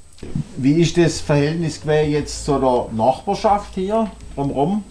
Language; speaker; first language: German; native; German